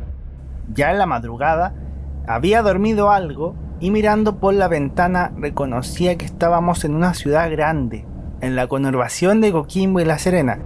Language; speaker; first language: Spanish; native; Spanish